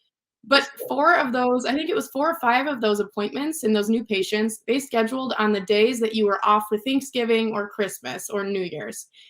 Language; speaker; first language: English; native; English